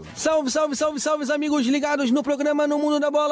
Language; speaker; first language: Portuguese; native; Portuguese